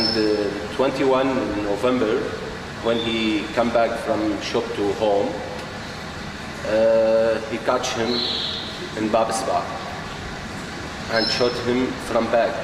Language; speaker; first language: English; non-native, learner; Arabic